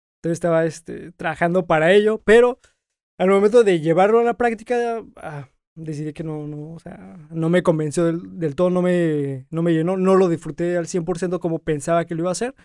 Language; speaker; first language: Spanish; native; Spanish